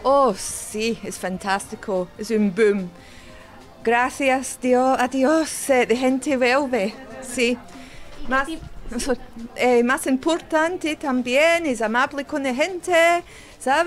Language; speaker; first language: Spanish; non-native, learner; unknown